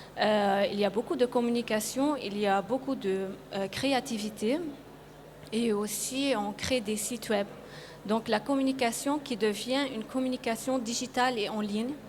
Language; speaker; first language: French; non-native, local second language; Arabic